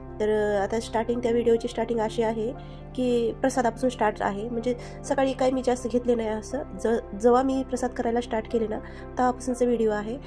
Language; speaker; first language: Marathi; early bilingual, heritage; Marathi